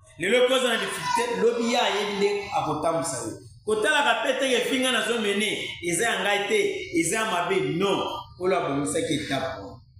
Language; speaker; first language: Lingala; non-native, local second language; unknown